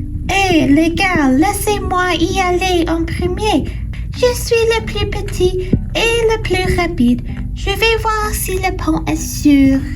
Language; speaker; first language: French; non-native, fluent; English